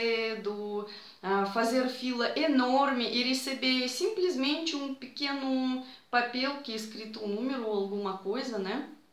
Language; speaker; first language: Portuguese; non-native, fluent; Russian